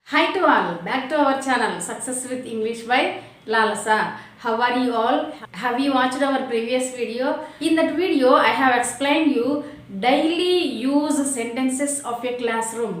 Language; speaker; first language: English; non-native, local second language; Telugu